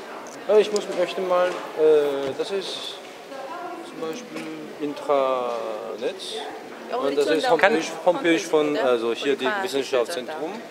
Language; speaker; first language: German; non-native, learner; Korean